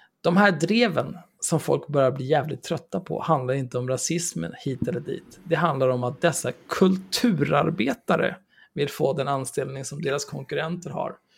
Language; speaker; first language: Swedish; native; Swedish